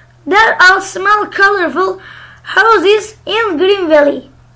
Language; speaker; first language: English; non-native, learner; Turkish